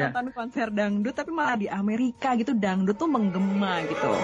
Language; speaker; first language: Indonesian; native; Indonesian